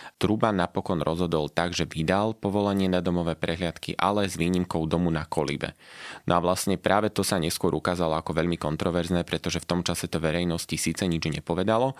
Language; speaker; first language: Slovak; native; Slovak